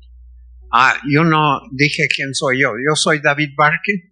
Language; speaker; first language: Spanish; non-native, fluent; English